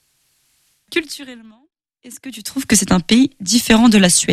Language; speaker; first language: French; native; French